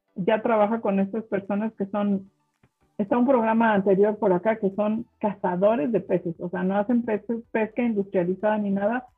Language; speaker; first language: Spanish; non-native, local second language; German